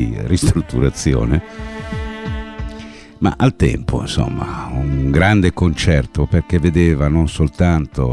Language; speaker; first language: Italian; native; Italian